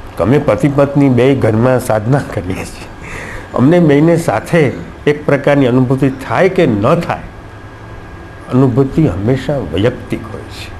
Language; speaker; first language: Gujarati; native; Gujarati